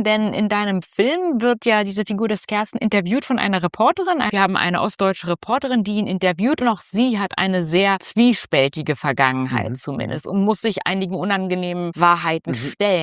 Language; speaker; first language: German; native; German